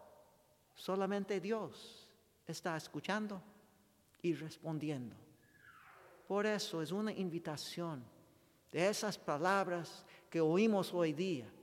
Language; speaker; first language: Spanish; non-native, fluent; English